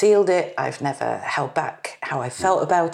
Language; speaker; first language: English; native; English